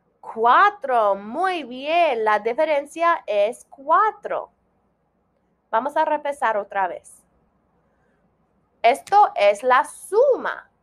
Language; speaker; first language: Spanish; non-native, fluent; English